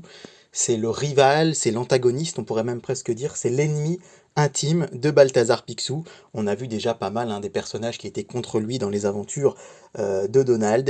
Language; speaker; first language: French; native; French